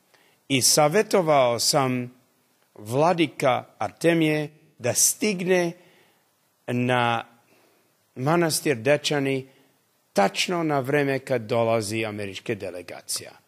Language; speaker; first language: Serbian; early bilingual, heritage; English